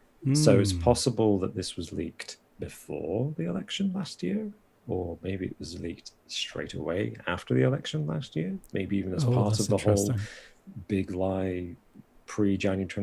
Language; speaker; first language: English; native; English